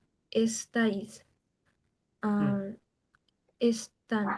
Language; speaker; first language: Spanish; non-native, learner; Bangla